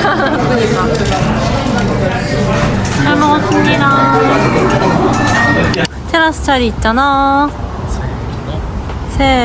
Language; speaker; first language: Korean; non-native, fluent; Japanese